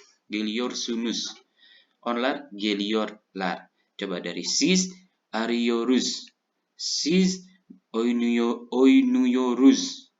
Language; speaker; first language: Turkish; non-native, fluent; Indonesian